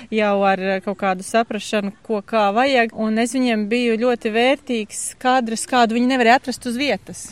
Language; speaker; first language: Latvian; native; Latvian